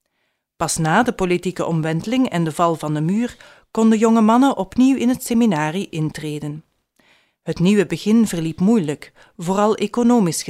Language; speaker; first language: Dutch; native; Dutch